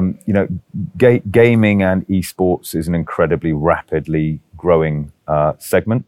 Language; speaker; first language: English; native; English